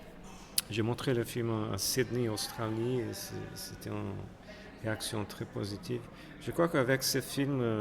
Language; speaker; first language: French; non-native, fluent; Portuguese